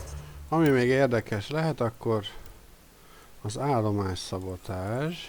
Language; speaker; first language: Hungarian; native; Hungarian